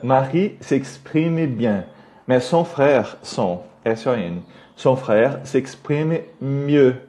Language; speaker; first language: French; non-native, fluent; Portuguese